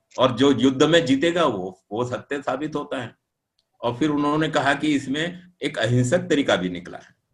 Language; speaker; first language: Hindi; non-native, local second language; Marathi